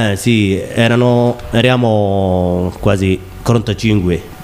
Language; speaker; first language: Italian; non-native, learner; Somali